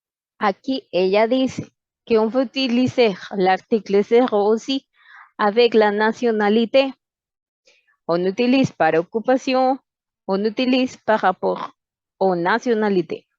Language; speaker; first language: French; non-native, fluent; Spanish